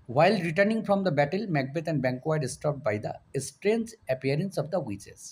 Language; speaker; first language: English; non-native, local second language; Bangla